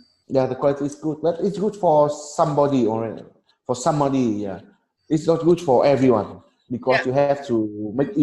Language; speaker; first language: English; non-native, learner; Vietnamese